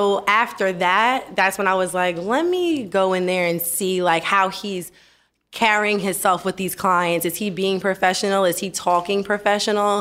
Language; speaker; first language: English; native; English